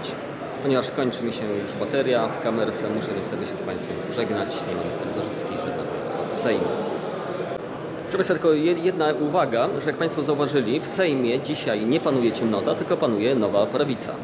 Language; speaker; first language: Polish; native; Polish